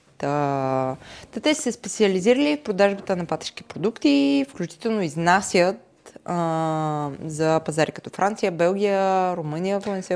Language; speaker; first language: Bulgarian; native; Bulgarian